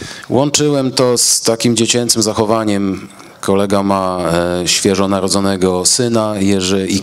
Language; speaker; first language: Polish; native; Polish